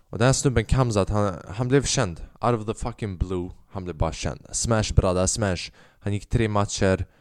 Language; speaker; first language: Swedish; early bilingual, other home language; Albanian